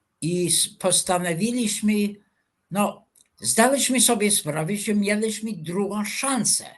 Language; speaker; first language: Polish; non-native, fluent; English